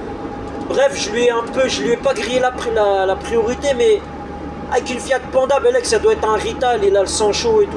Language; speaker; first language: French; native; French